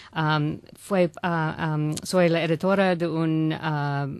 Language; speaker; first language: Spanish; non-native, learner; English